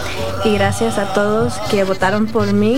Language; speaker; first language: Spanish; early bilingual, heritage; Spanish